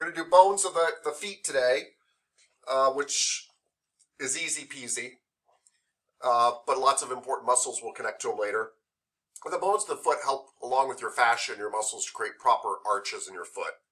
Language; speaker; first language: English; native; English